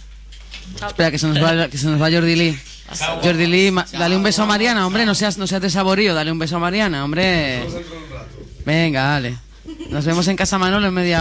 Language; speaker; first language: Spanish; native; Spanish